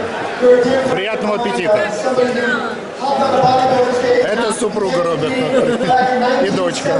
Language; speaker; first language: Russian; native; Russian